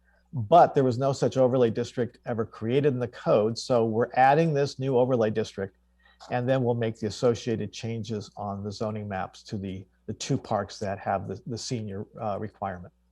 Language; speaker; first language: English; native; English